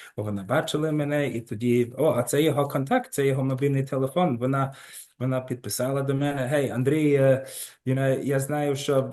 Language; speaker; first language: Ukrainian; early bilingual, heritage; Ukrainian